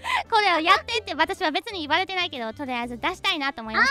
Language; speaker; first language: Japanese; non-native, fluent; German